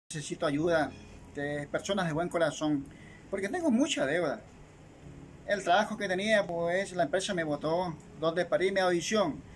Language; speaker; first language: Spanish; native; Spanish